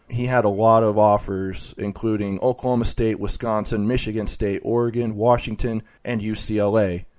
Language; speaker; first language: English; native; English